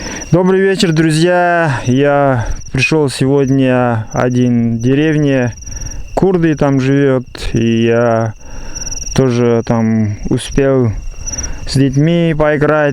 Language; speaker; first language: Russian; non-native, local second language; Kazakh